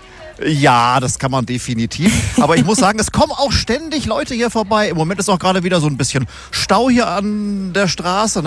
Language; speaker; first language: German; native; German